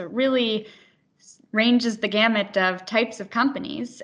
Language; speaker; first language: English; native; English